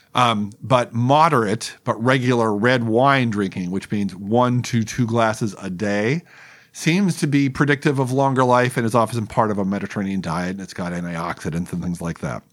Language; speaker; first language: English; native; English